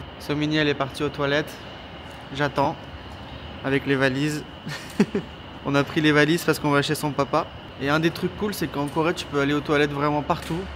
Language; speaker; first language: French; native; French